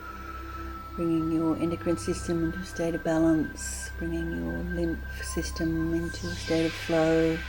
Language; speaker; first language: English; native; English